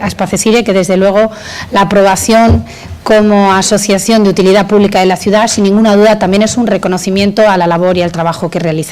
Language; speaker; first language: Spanish; native; Spanish